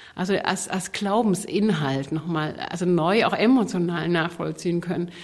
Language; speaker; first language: German; native; German